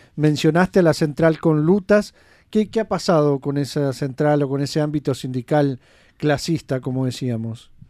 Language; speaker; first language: Spanish; native; Spanish